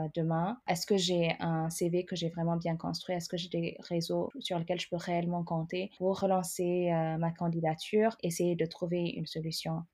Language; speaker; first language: French; non-native, fluent; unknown